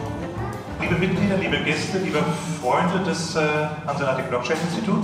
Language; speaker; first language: German; native; German